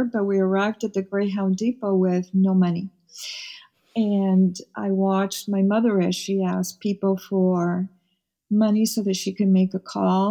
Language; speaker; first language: English; early bilingual, other home language; Spanish